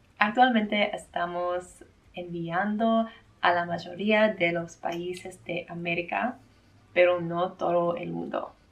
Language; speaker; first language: Spanish; non-native, learner; English